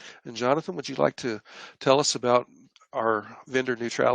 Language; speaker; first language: English; native; English